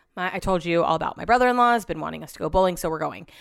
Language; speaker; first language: English; native; English